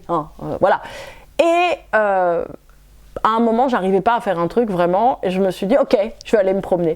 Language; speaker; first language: French; native; French